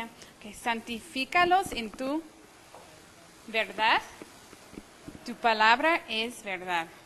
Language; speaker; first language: Spanish; non-native, fluent; English